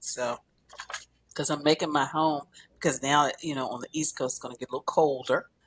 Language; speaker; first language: English; native; English